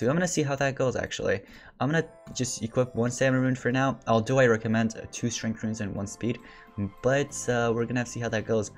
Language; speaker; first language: English; native; English